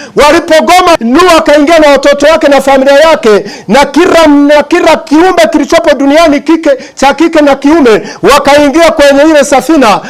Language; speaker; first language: Swahili; native; Swahili